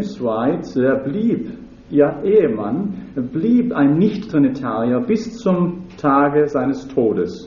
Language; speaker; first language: German; native; German